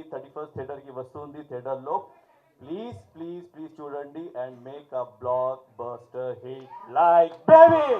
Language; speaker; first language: Telugu; non-native, local second language; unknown